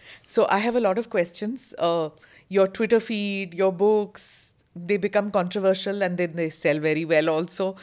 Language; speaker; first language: English; non-native, local second language; Hindi